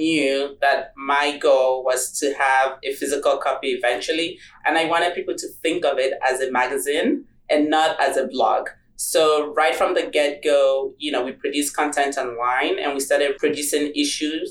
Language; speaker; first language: English; non-native, local second language; Igbo